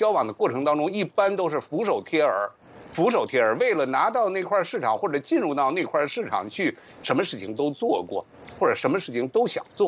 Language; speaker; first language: Chinese; native; Chinese